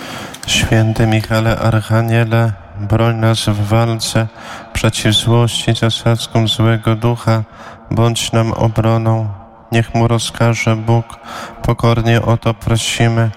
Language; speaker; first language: Polish; native; Polish